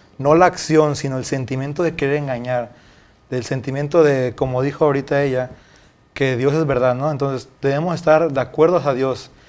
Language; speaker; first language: Spanish; native; Spanish